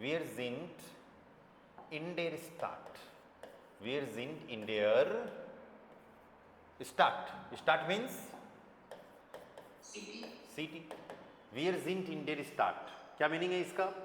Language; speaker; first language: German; non-native, fluent; Hindi